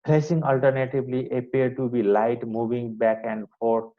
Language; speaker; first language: English; non-native, local second language; Nepali